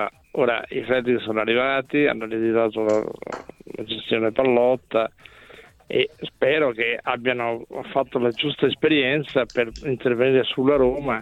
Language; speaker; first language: Italian; native; Italian